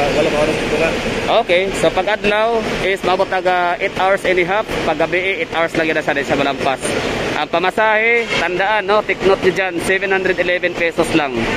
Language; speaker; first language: Filipino; non-native, local second language; Cebuano